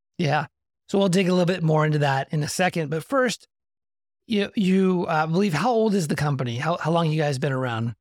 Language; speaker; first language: English; native; English